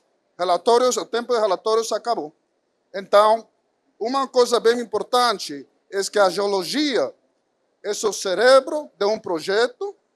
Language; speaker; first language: Portuguese; non-native, fluent; Spanish